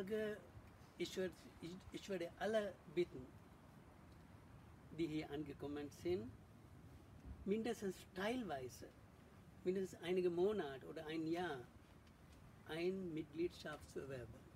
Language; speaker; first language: German; non-native, learner; Sinhala